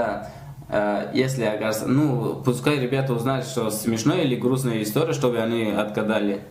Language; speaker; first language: Russian; non-native, learner; Tajik